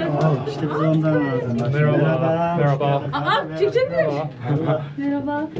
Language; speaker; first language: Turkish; non-native, learner; Korean